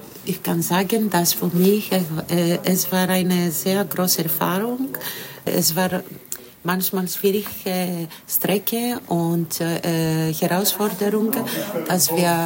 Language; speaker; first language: German; non-native, learner; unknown